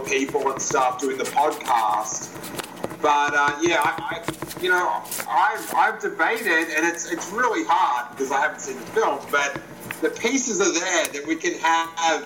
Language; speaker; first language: English; native; English